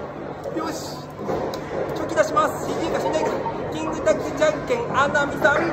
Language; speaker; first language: Japanese; native; Japanese